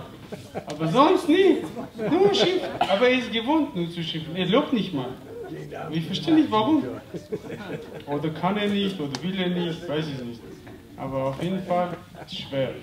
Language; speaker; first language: German; non-native, fluent; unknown